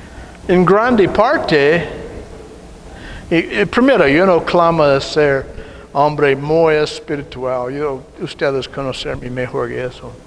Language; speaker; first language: Spanish; non-native, learner; English